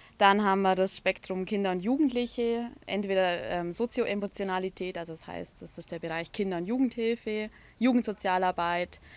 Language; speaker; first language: German; native; German